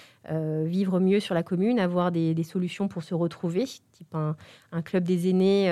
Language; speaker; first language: French; native; French